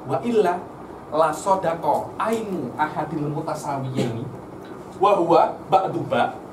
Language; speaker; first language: Arabic; non-native, fluent; Malay